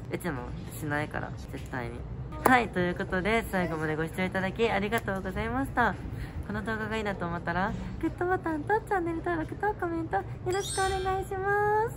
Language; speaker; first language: Japanese; native; Japanese